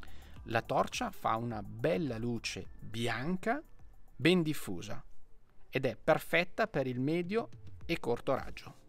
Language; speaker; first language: Italian; native; Italian